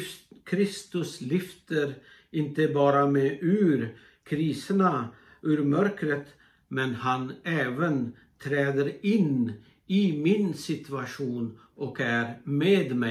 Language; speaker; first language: Swedish; non-native, fluent; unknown